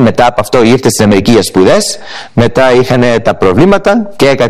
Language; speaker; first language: Greek; early bilingual, heritage; English